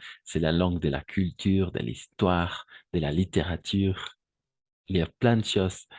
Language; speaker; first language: French; non-native, fluent; Spanish